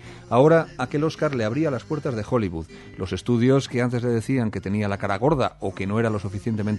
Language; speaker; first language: Spanish; native; Spanish